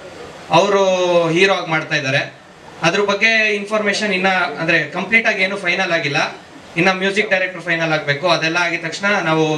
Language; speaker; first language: Kannada; native; Kannada